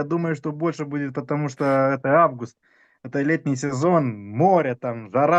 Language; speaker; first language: Russian; non-native, fluent; Romanian